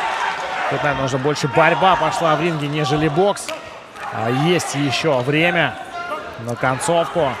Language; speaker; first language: Russian; native; Russian